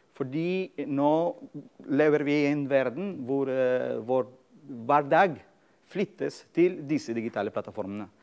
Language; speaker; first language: Norwegian; non-native, fluent; Spanish